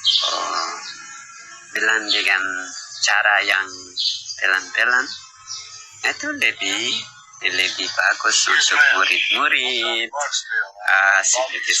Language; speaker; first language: Indonesian; non-native, learner; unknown